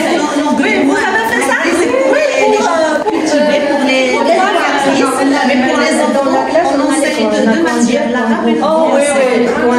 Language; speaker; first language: French; non-native, local second language; Arabic